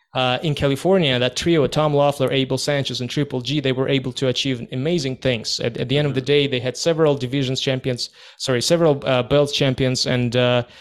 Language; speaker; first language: English; non-native, fluent; Russian